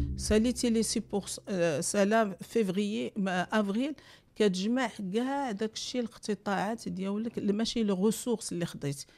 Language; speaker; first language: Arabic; native; Arabic